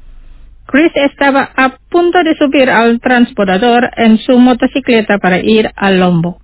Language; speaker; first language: Spanish; non-native, fluent; Indonesian